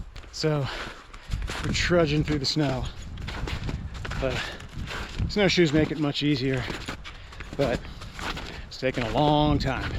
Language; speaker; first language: English; native; English